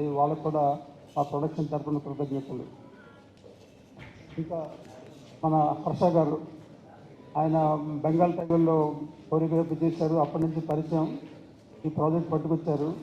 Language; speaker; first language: Telugu; native; Telugu